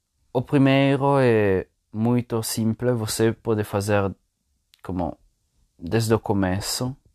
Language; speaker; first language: Portuguese; non-native, fluent; Italian